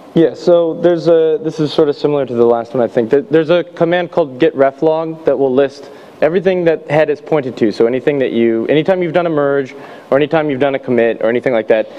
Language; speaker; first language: English; native; English